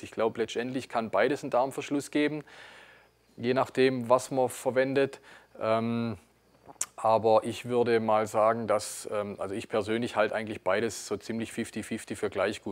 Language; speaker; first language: German; native; German